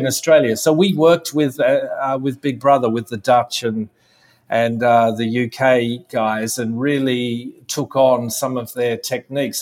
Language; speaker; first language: English; native; English